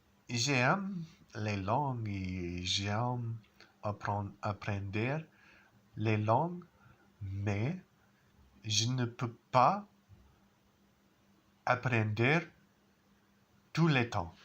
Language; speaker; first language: French; non-native, learner; English